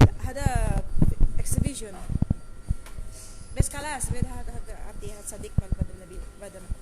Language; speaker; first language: Arabic; non-native, learner; Filipino